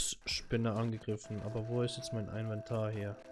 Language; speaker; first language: German; native; German